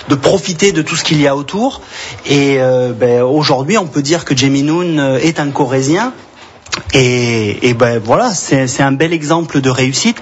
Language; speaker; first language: French; native; French